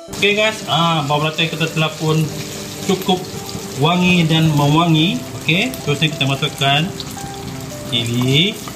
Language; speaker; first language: Malay; non-native, local second language; Iban